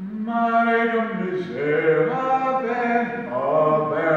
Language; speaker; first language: Romanian; non-native, learner; English